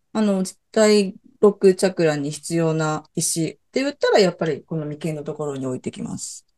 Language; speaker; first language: Japanese; native; Japanese